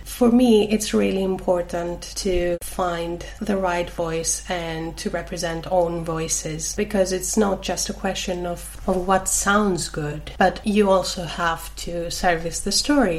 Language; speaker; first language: English; non-native, fluent; Greek